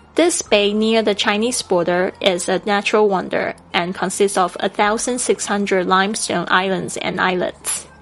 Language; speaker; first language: English; non-native, fluent; Chinese